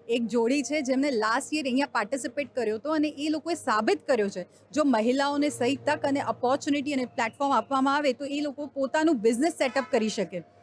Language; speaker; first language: Gujarati; non-native, local second language; Sindhi